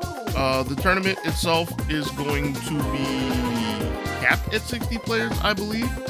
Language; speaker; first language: English; native; English